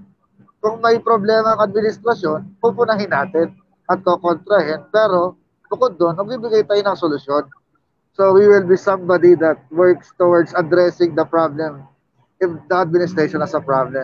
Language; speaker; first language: English; non-native, local second language; Filipino